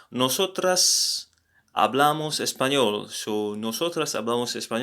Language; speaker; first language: Spanish; non-native, learner; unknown